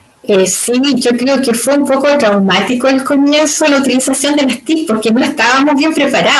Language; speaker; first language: Spanish; native; Spanish